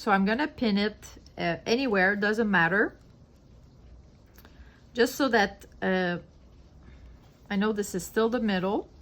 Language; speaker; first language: English; non-native, fluent; French